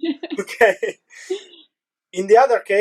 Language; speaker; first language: English; non-native, learner; Italian